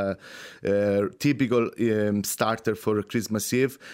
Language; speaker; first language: English; non-native, fluent; Italian